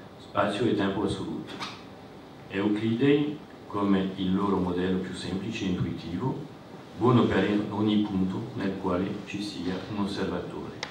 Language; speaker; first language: Italian; non-native, fluent; French